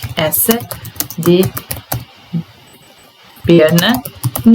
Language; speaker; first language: German; non-native, fluent; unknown